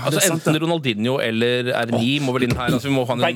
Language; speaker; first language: Norwegian; native; Norwegian